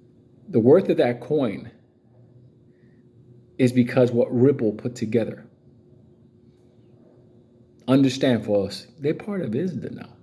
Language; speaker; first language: English; native; English